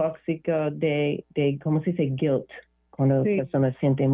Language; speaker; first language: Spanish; non-native, learner; English